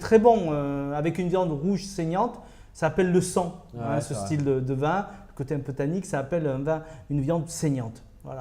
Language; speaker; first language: French; native; French